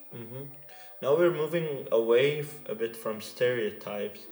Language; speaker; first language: English; non-native, fluent; Arabic